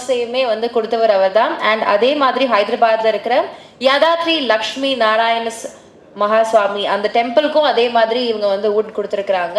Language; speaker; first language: Tamil; native; Tamil